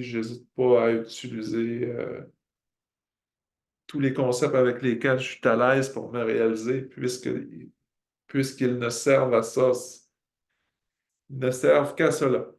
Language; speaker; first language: French; native; French